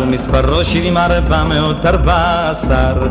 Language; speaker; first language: Hebrew; native; Hebrew